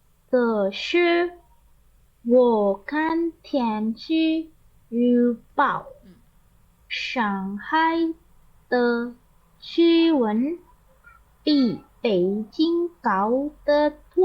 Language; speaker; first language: Chinese; non-native, learner; Indonesian